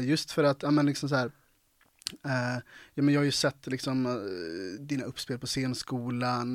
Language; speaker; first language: Swedish; native; Swedish